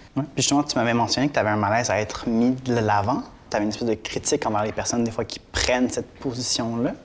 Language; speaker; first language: French; native; French